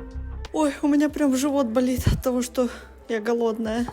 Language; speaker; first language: Russian; early bilingual, other home language; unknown